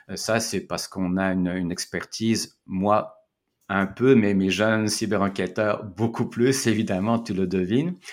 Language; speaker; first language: French; native; French